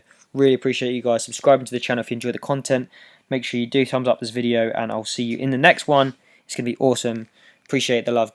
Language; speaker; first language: English; native; English